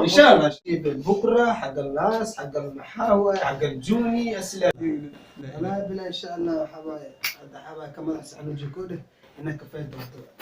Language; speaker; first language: Arabic; non-native, learner; Somali